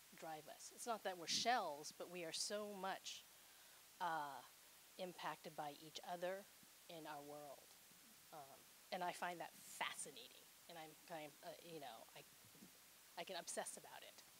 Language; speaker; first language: English; native; English